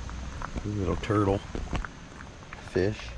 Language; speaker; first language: English; native; English